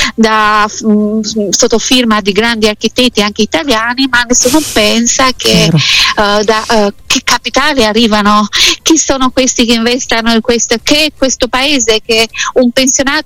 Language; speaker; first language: Italian; non-native, fluent; Albanian